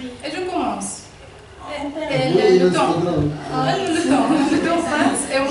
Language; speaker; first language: French; non-native, learner; Arabic